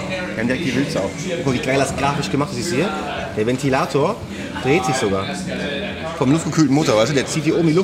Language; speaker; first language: German; native; German